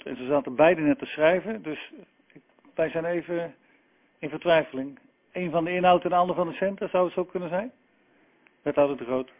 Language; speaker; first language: Dutch; native; Dutch